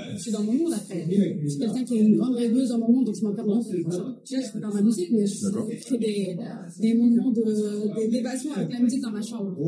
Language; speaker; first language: French; native; French